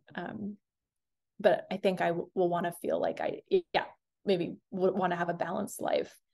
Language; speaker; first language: English; native; English